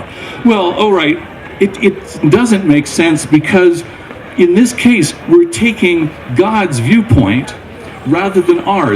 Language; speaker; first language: English; native; English